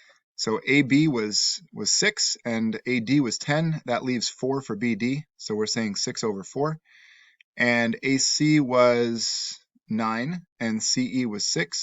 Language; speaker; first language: English; native; English